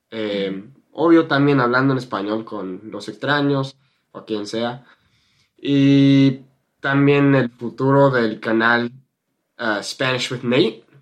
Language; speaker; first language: Spanish; non-native, fluent; English